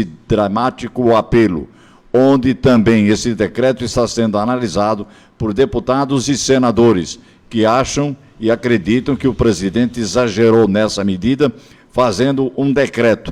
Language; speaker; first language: Portuguese; native; Portuguese